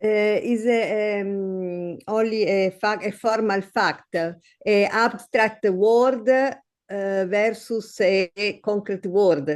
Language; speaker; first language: English; non-native, learner; Italian